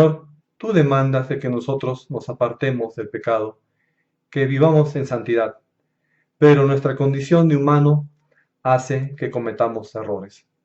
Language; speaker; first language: Spanish; native; Spanish